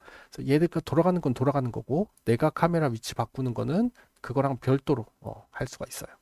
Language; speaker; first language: Korean; native; Korean